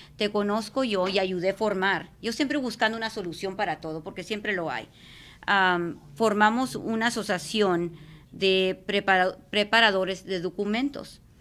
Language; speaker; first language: Spanish; native; Spanish